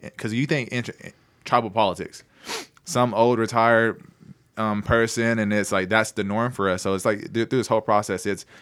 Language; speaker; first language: English; native; English